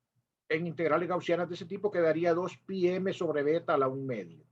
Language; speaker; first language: Spanish; native; Spanish